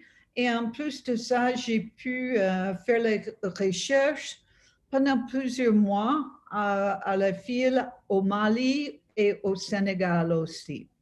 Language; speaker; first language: French; non-native, fluent; English